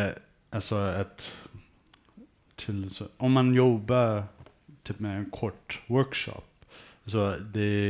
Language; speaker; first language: Swedish; early bilingual, heritage; English